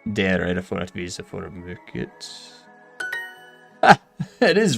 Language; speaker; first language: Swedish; non-native, learner; English